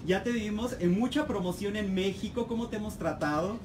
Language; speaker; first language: Spanish; native; Spanish